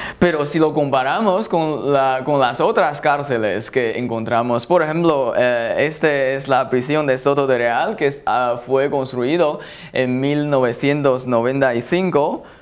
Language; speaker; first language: Spanish; non-native, fluent; Chinese